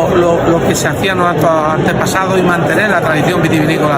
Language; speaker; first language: Spanish; native; Spanish